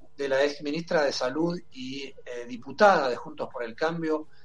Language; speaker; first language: Spanish; native; Spanish